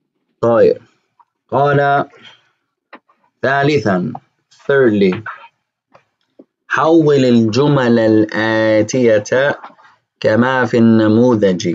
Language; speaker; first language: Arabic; non-native, fluent; English